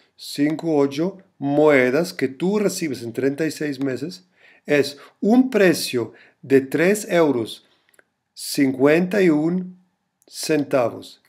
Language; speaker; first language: Spanish; non-native, fluent; German